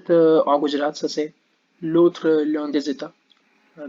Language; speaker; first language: French; non-native, learner; Hindi